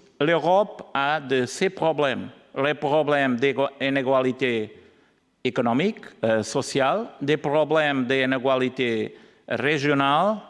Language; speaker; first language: French; non-native, learner; Portuguese